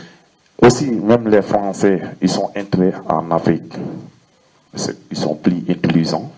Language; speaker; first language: French; non-native, learner; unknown